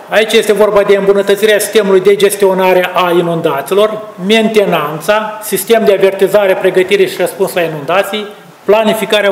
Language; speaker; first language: Romanian; native; Romanian